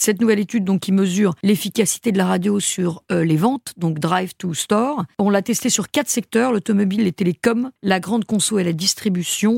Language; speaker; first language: French; native; French